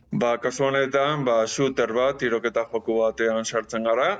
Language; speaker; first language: Basque; non-native, fluent; Spanish